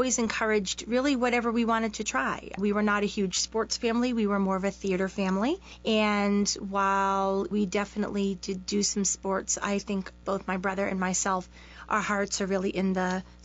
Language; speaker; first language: English; native; English